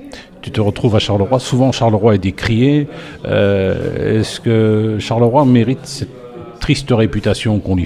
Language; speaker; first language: French; native; French